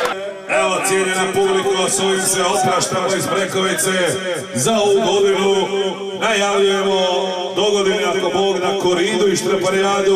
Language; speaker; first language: Serbian; native; Serbian